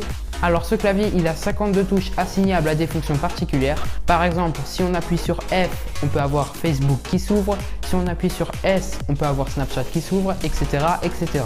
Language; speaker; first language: French; native; French